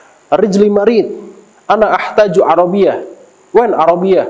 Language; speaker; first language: Arabic; non-native, learner; Indonesian